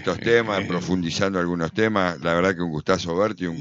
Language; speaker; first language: Spanish; native; Spanish